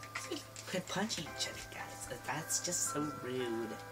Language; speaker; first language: English; native; English